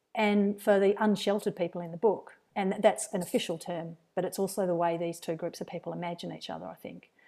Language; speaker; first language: English; native; English